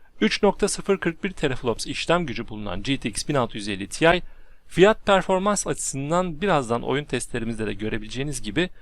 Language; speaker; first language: Turkish; native; Turkish